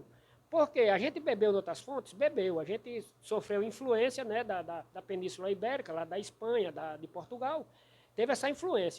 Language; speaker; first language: Portuguese; native; Portuguese